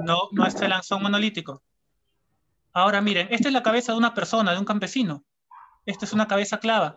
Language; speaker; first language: Spanish; native; Spanish